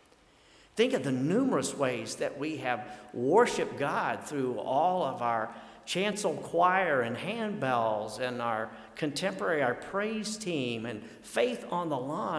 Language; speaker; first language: English; native; English